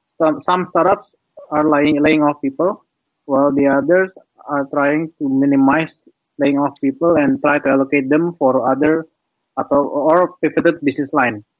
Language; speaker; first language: English; non-native, fluent; Indonesian